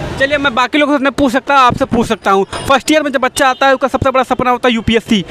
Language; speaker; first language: Hindi; native; Hindi